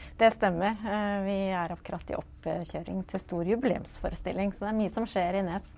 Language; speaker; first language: Norwegian; native; Norwegian